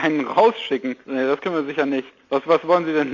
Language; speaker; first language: German; native; German